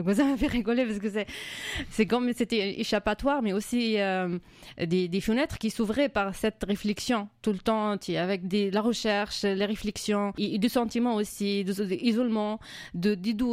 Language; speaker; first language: French; non-native, fluent; Arabic